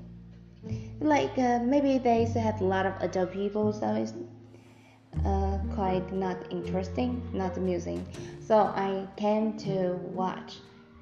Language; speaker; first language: English; non-native, fluent; Vietnamese